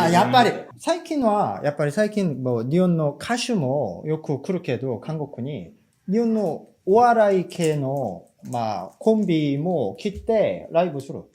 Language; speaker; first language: Japanese; non-native, fluent; Korean